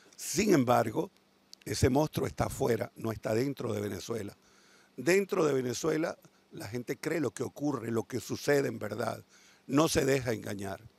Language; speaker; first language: Spanish; native; Spanish